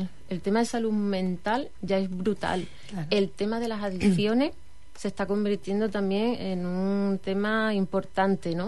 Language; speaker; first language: Spanish; native; Spanish